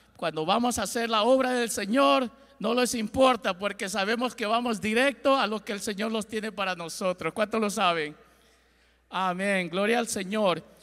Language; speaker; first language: Spanish; early bilingual, heritage; Spanish